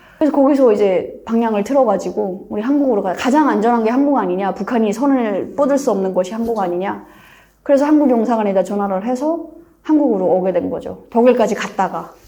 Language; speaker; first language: Korean; native; Korean